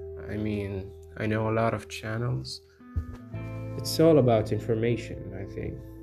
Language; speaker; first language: English; non-native, fluent; Arabic